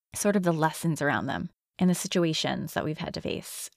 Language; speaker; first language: English; native; English